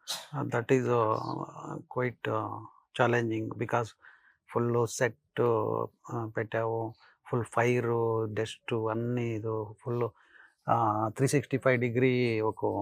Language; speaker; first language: Telugu; non-native, learner; Kannada